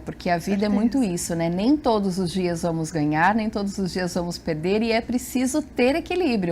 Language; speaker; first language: Portuguese; native; Portuguese